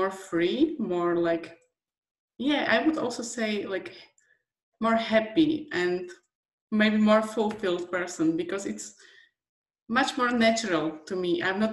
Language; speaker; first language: English; non-native, fluent; Slovak